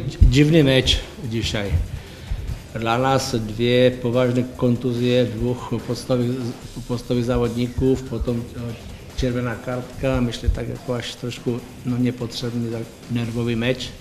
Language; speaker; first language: Polish; non-native, learner; Czech